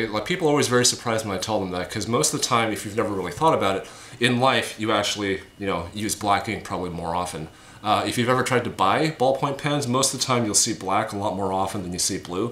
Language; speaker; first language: English; native; English